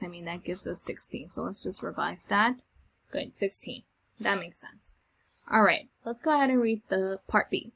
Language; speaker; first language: English; native; English